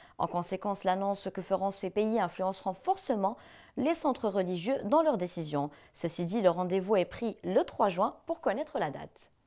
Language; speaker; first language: French; non-native, local second language; Arabic